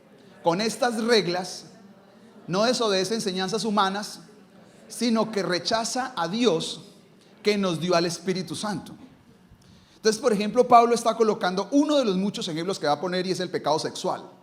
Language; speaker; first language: Spanish; native; Spanish